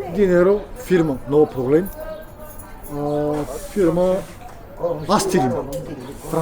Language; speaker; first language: Portuguese; non-native, learner; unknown